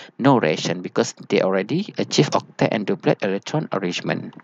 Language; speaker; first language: English; non-native, local second language; Malay